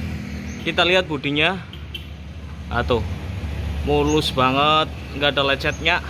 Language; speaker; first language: Indonesian; native; Indonesian